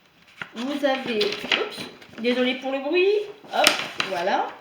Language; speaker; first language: French; native; French